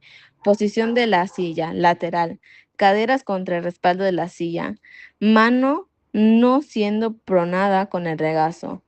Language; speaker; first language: Spanish; native; Spanish